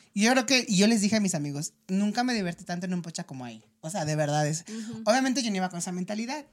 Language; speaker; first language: Spanish; native; Spanish